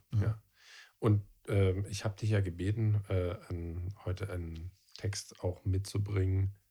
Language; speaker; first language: German; native; German